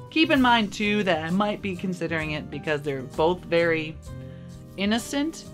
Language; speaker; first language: English; native; English